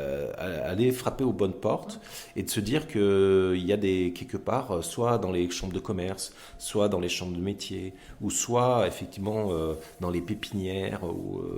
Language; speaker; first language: French; native; French